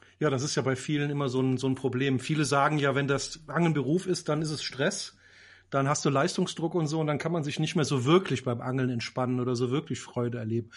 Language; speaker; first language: German; native; German